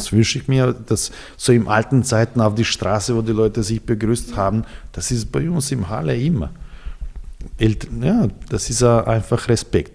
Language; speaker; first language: German; non-native, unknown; Serbian